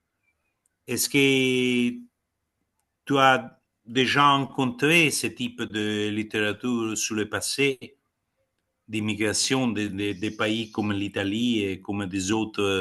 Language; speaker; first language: French; non-native, fluent; Italian